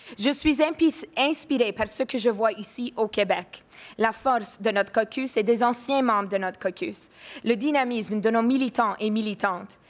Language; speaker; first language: French; non-native, local second language; English